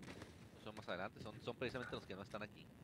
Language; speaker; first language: Spanish; native; Spanish